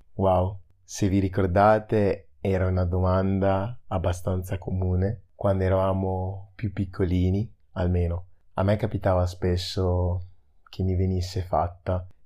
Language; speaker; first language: Italian; early bilingual, other home language; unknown